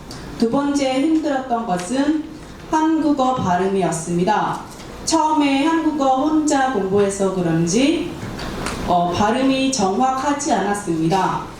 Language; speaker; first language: Korean; non-native, learner; Khmer